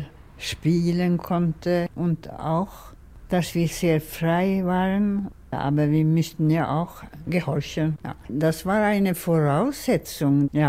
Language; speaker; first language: German; non-native, fluent; Swedish